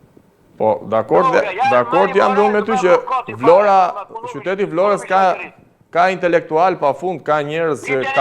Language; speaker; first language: Albanian; native; Albanian